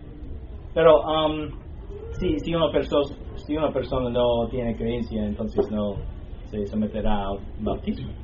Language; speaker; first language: Spanish; non-native, learner; English